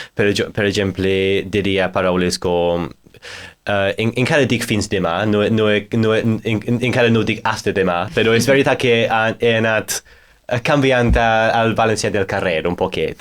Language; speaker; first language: Catalan; non-native, fluent; English